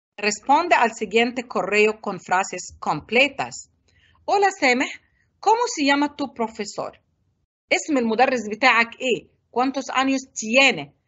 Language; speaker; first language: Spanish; non-native, fluent; Arabic